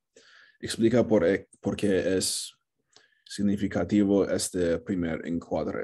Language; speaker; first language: Spanish; non-native, learner; English